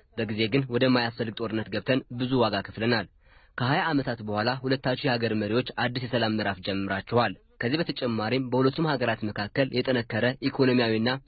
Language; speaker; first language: Amharic; non-native, local second language; Tigrinya